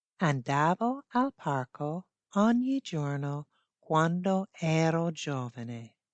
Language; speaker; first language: Italian; non-native, fluent; English